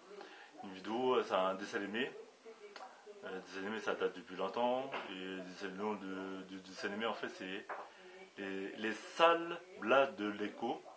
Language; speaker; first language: French; native; French